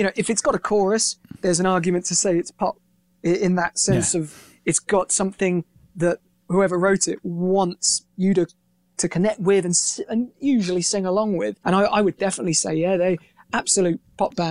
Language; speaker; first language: English; native; English